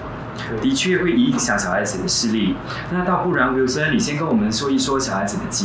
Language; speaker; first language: Chinese; native; Chinese